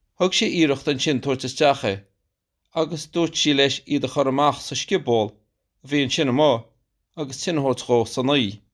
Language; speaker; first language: Irish; native; Irish